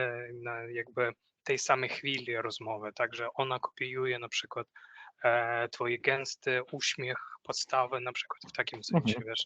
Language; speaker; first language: Polish; non-native, fluent; Ukrainian